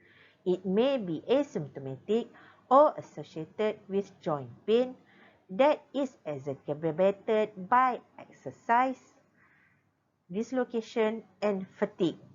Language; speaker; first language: English; non-native, local second language; Malay